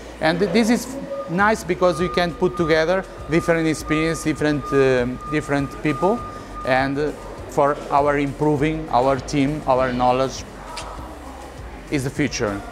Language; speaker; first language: English; non-native, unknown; Portuguese